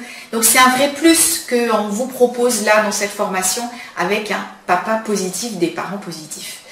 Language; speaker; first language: French; native; French